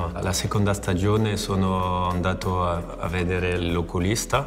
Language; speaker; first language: Italian; non-native, fluent; French